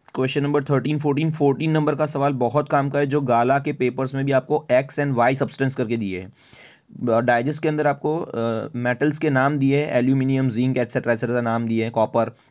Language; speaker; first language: Hindi; non-native, local second language; Gujarati